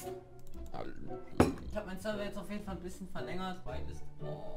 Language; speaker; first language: German; native; German